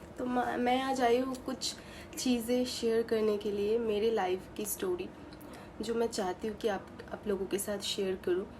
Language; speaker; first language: Hindi; non-native, local second language; Bangla